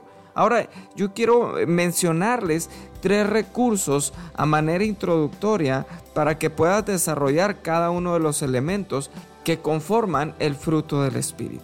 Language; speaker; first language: Spanish; native; Spanish